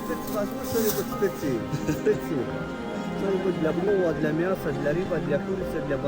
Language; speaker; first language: Russian; non-native, local second language; Tajik